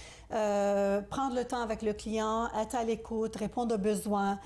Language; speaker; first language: French; native; French